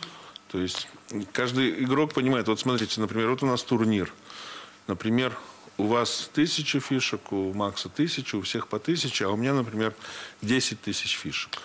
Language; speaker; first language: Russian; native; Russian